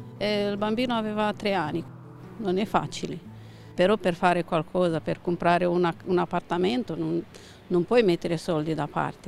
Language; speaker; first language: Italian; non-native, learner; Romanian